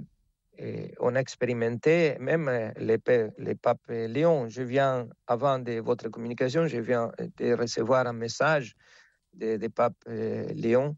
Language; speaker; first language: French; non-native, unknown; Spanish